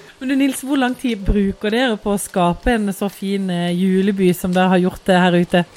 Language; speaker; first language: Norwegian; native; Norwegian